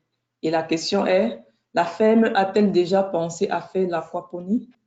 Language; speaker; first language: French; native; French